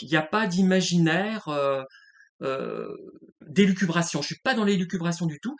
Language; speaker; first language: French; native; French